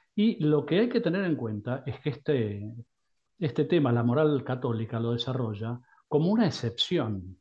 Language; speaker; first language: Spanish; native; Spanish